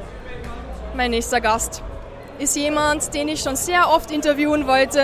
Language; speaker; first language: German; native; German